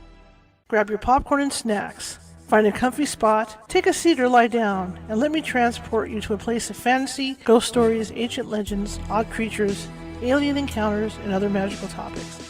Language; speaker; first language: English; native; English